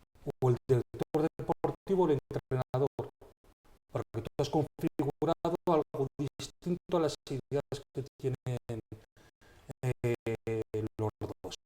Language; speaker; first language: Spanish; native; Spanish